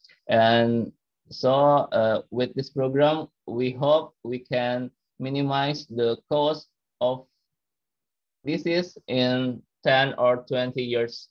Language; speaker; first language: English; non-native, learner; Indonesian